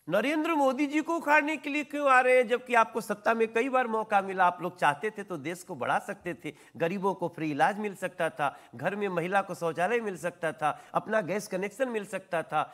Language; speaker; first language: Hindi; native; Hindi